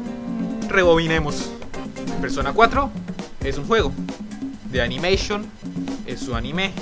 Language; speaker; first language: Spanish; native; Spanish